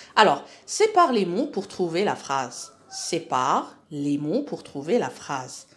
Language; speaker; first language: French; non-native, local second language; Arabic